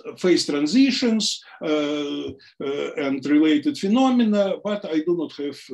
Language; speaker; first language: English; non-native, fluent; Russian